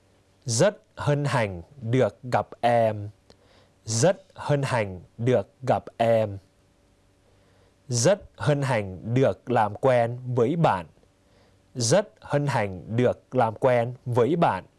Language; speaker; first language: Vietnamese; non-native, fluent; Thai